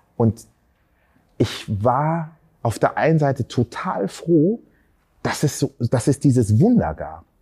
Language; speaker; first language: German; early bilingual, other home language; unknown